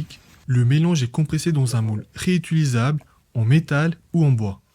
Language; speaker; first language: French; native; French